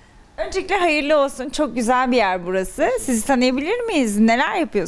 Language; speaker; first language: Turkish; native; Turkish